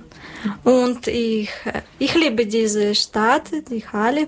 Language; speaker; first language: German; non-native, learner; Russian